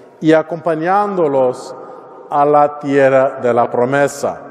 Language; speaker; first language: Spanish; non-native, learner; English